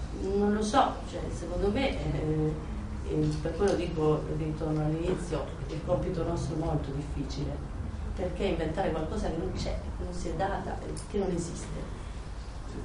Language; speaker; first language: Italian; non-native, fluent; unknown